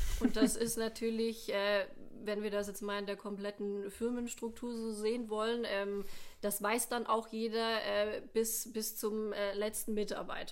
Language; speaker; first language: German; native; German